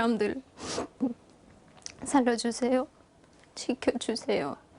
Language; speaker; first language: Korean; non-native, learner; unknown